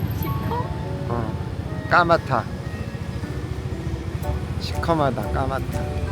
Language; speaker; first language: Korean; native; Korean